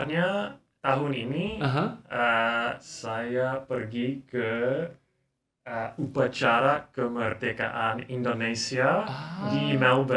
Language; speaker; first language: Indonesian; non-native, learner; English